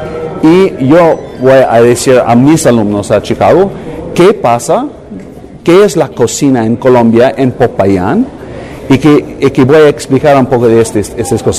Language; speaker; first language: Spanish; non-native, learner; English